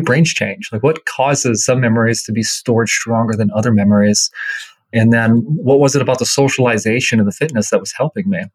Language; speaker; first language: English; native; English